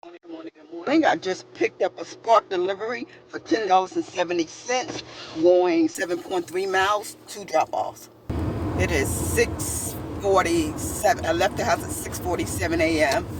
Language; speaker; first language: English; native; English